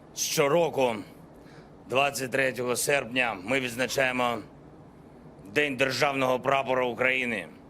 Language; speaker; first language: Ukrainian; non-native, local second language; Russian